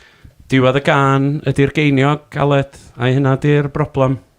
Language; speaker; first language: Welsh; native; Welsh